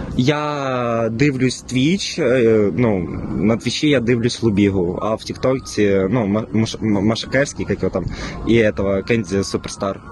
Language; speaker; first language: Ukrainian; non-native, local second language; Russian